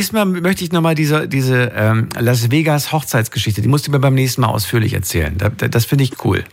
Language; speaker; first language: German; native; German